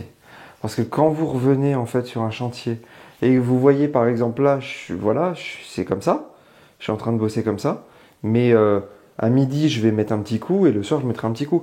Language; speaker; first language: French; native; French